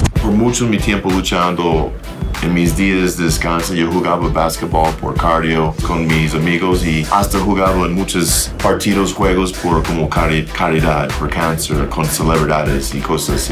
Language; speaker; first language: Spanish; non-native, fluent; English